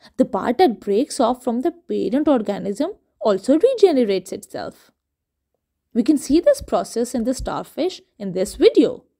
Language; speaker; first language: English; non-native, local second language; Urdu